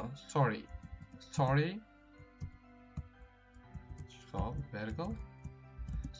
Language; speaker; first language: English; non-native, fluent; Tajik